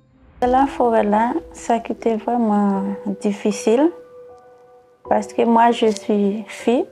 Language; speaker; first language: French; non-native, learner; Haitian Creole